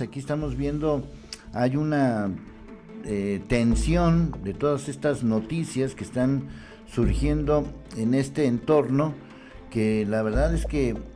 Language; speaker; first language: Spanish; native; Spanish